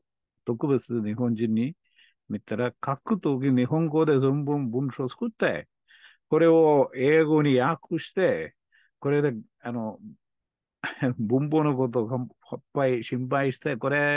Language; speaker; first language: Japanese; non-native, learner; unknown